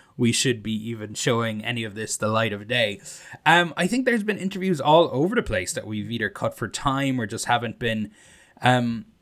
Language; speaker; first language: English; native; English